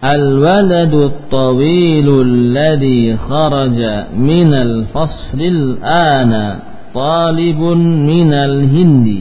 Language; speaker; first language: Arabic; non-native, learner; Indonesian